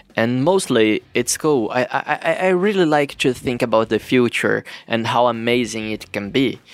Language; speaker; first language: English; non-native, learner; Portuguese